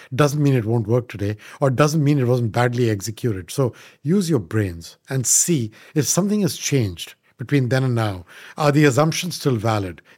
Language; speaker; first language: English; non-native, local second language; Punjabi